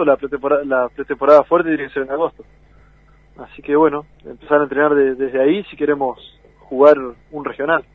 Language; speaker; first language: Spanish; native; Spanish